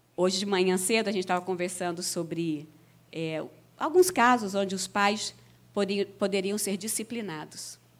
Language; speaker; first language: Portuguese; native; Portuguese